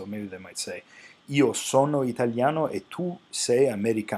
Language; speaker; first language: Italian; non-native, fluent; English